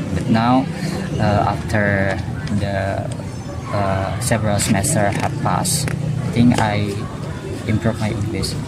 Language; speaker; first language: English; non-native, learner; Indonesian